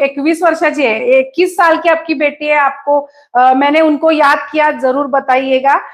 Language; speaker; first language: Hindi; non-native, local second language; Konkani